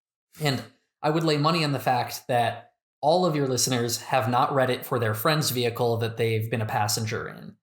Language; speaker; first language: English; native; English